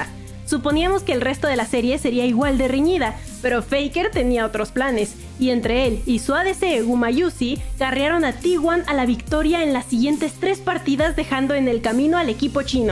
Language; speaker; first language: Spanish; native; Spanish